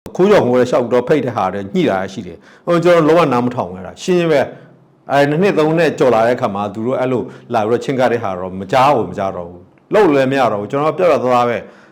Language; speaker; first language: Burmese; non-native, local second language; S'gaw Karen